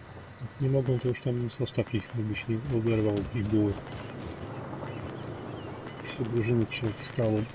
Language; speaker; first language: Polish; non-native, learner; Croatian